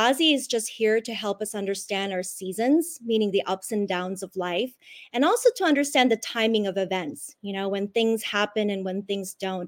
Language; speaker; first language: English; non-native, local second language; Cantonese